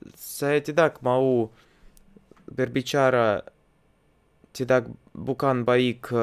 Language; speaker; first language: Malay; non-native, learner; Russian